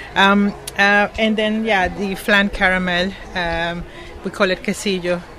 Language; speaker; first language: English; non-native, fluent; Spanish